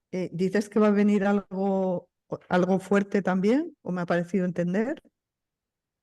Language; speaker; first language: Spanish; native; Spanish